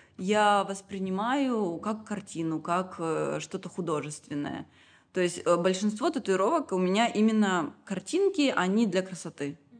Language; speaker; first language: Russian; native; Russian